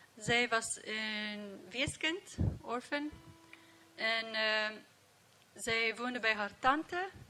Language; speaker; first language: Dutch; non-native, learner; English